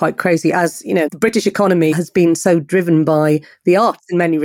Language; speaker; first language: English; native; English